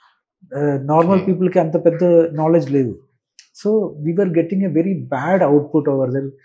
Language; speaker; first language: Telugu; non-native, learner; Malayalam